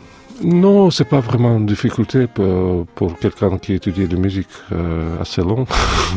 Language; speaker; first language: French; non-native, fluent; Russian